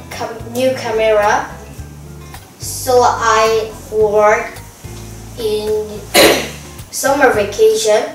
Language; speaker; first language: English; non-native, learner; Korean